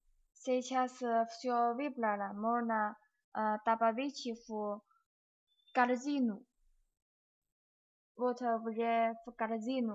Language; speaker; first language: Russian; non-native, learner; Chinese